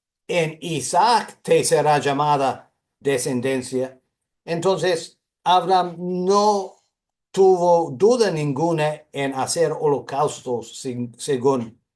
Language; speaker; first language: Spanish; non-native, fluent; English